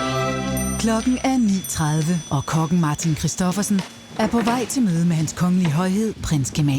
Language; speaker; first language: Danish; native; Danish